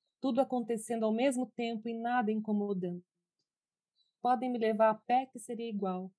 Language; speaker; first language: Portuguese; early bilingual, other home language; Spanish